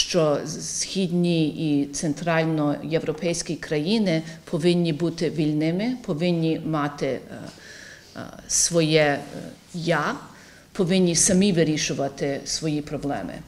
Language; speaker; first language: Ukrainian; early bilingual, heritage; Ukrainian